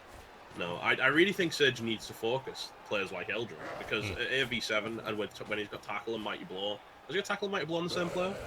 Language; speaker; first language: English; native; English